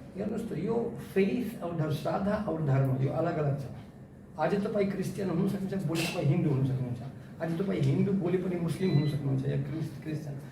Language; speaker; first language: Nepali; non-native, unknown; Russian